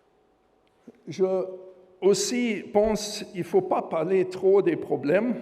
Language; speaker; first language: French; non-native, fluent; German